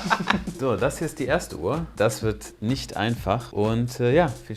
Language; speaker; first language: German; native; German